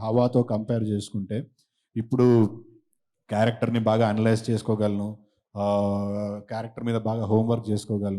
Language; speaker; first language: Telugu; native; Telugu